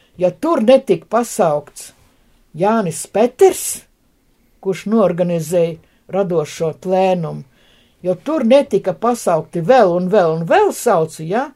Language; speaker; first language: Latvian; non-native, local second language; Russian